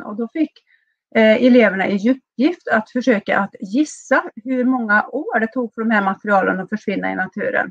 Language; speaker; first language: Swedish; native; Swedish